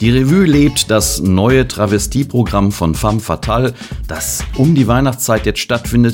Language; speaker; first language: German; native; German